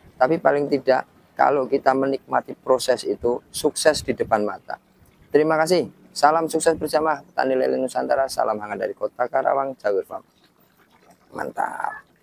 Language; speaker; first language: Indonesian; native; Indonesian